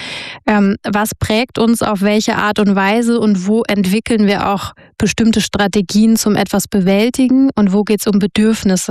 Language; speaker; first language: German; native; German